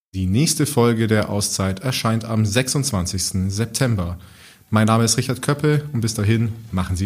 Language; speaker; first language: German; native; German